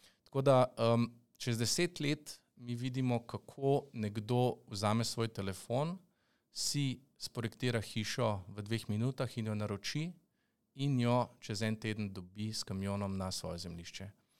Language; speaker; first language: Slovenian; native; Slovenian